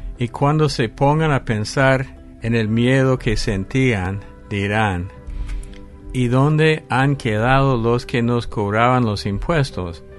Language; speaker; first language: Spanish; non-native, fluent; English